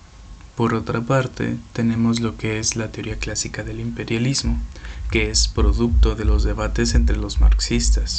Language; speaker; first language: Spanish; native; Spanish